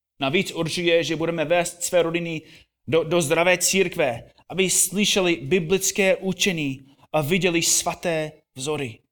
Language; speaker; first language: Czech; non-native, fluent; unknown